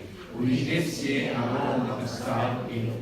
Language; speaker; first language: Russian; non-native, learner; Korean